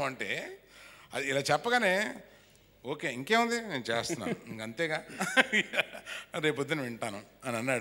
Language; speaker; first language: Telugu; native; Telugu